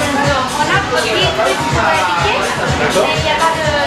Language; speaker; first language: French; non-native, learner; Spanish